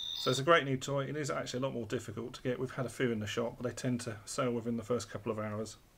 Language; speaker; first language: English; native; English